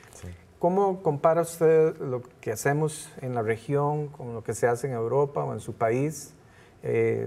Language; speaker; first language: Spanish; native; Spanish